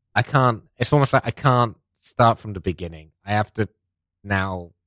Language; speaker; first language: English; non-native, local second language; Persian